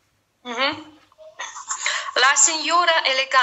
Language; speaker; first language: Italian; non-native, learner; Russian